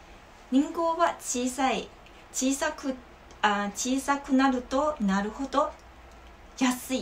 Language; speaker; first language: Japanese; non-native, learner; Chinese